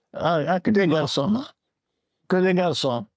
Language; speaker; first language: French; non-native, local second language; Arabic